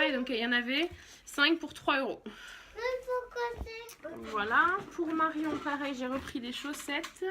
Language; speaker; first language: French; native; French